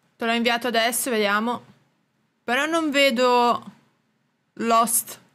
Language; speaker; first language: Italian; native; Italian